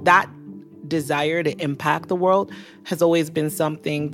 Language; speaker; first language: English; non-native, local second language; Yoruba